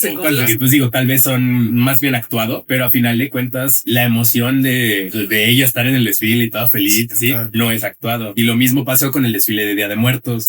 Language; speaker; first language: Spanish; native; Spanish